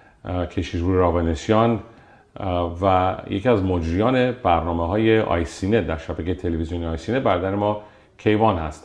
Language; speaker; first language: Persian; native; Persian